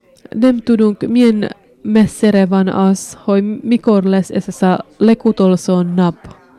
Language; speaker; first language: Hungarian; non-native, learner; Finnish